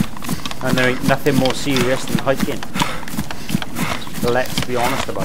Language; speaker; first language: English; native; English